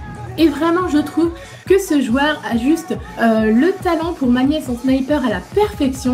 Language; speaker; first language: French; native; French